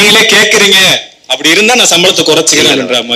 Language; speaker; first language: Tamil; native; Tamil